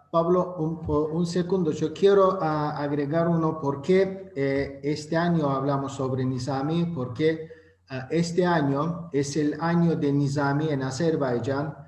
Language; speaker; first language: Spanish; non-native, fluent; Azerbaijani